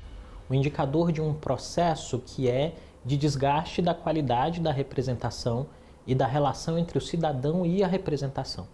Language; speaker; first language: Portuguese; native; Portuguese